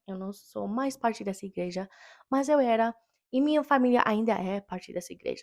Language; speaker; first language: Portuguese; non-native, fluent; English